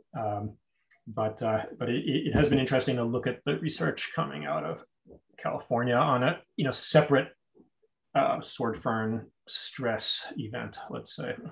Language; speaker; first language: English; native; English